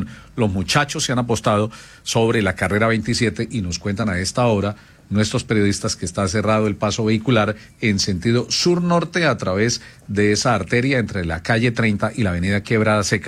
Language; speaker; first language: Spanish; native; Spanish